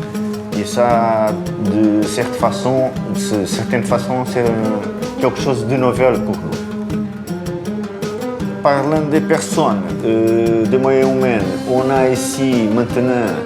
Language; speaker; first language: French; non-native, fluent; Portuguese